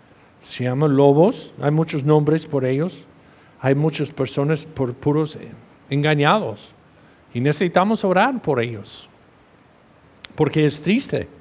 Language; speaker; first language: Spanish; non-native, fluent; English